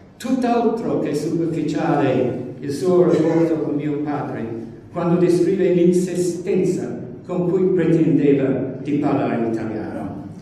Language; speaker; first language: Italian; non-native, fluent; English